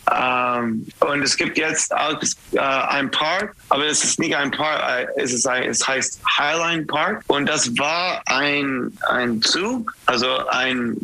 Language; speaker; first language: German; non-native, learner; English